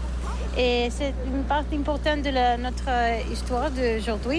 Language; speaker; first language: French; non-native, learner; Catalan